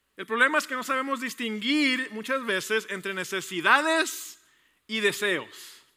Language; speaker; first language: Spanish; early bilingual, heritage; Spanish